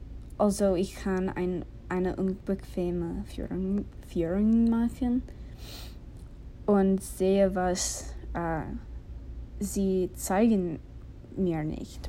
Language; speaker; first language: German; non-native, learner; English